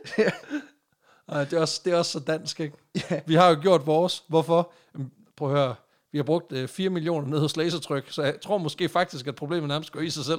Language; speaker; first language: Danish; native; Danish